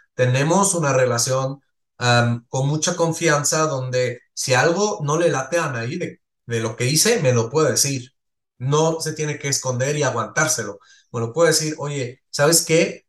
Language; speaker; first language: Spanish; non-native, fluent; Swiss German